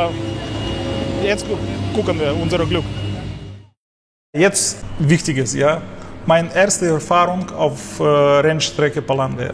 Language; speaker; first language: German; non-native, learner; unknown